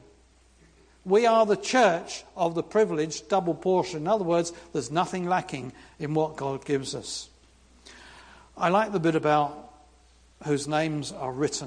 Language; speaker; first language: English; native; English